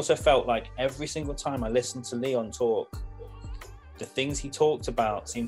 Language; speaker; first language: English; native; English